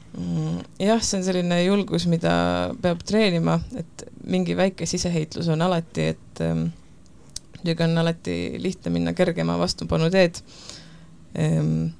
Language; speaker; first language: Estonian; native; Estonian